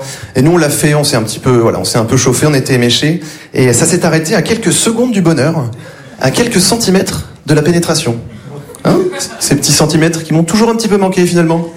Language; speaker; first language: French; native; French